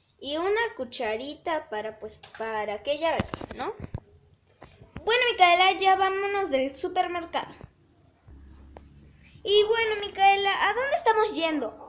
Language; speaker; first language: Spanish; native; Spanish